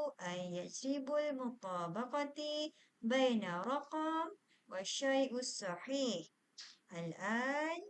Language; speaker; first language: Arabic; non-native, learner; Malay